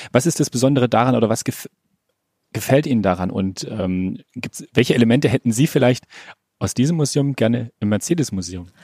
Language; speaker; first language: German; native; German